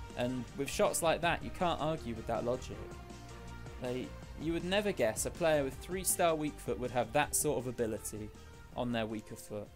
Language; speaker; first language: English; native; English